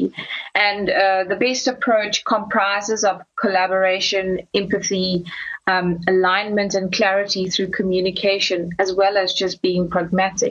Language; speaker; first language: English; native; English